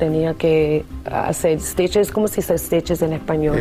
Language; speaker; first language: Spanish; early bilingual, heritage; English